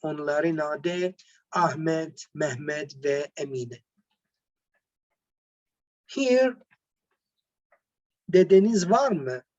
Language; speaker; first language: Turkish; non-native, learner; Arabic